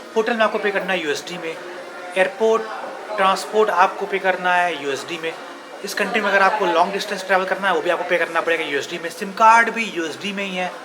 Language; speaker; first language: Hindi; native; Hindi